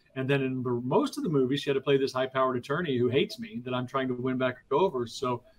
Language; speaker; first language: English; native; English